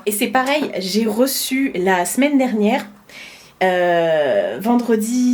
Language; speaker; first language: French; native; French